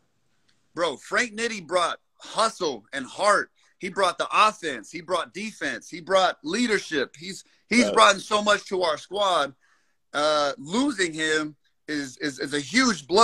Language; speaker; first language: English; native; English